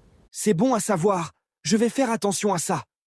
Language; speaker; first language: French; non-native, learner; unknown